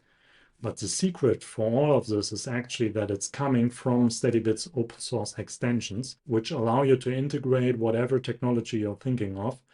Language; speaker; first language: English; non-native, fluent; German